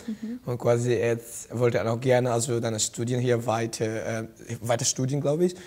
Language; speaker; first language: German; non-native, learner; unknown